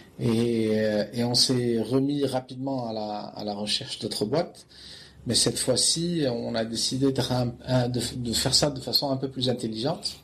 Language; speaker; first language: French; non-native, local second language; Arabic